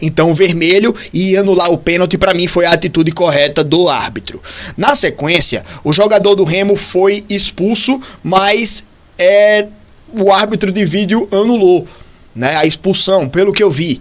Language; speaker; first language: Portuguese; native; Portuguese